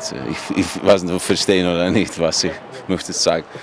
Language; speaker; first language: German; non-native, learner; Russian